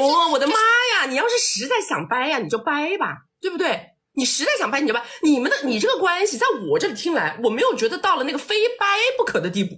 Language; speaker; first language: Chinese; native; Chinese